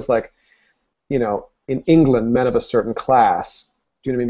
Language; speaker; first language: English; early bilingual, other home language; Spanish